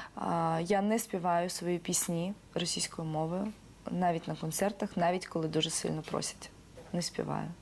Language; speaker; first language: Ukrainian; non-native, local second language; Russian